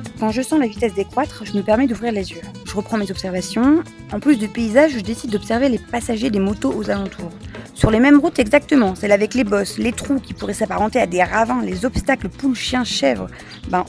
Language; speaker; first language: French; native; French